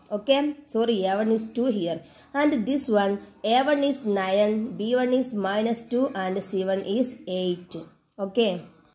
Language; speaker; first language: English; non-native, local second language; Malayalam